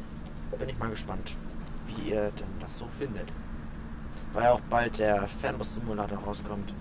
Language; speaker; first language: German; native; German